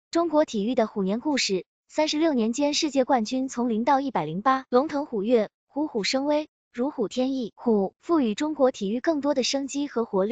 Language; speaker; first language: Chinese; native; Chinese